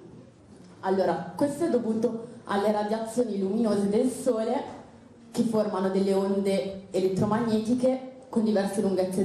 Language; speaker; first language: Italian; native; Italian